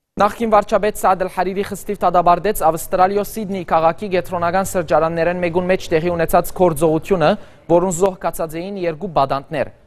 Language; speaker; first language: Armenian; early bilingual, heritage; Armenian